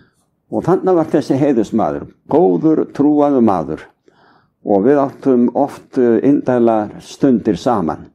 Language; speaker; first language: Icelandic; native; Icelandic